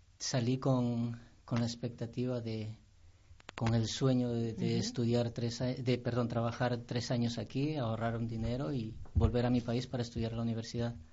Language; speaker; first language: Spanish; native; Spanish